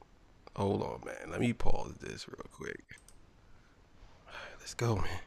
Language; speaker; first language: English; native; English